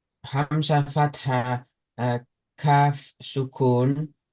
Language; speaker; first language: Arabic; non-native, learner; Estonian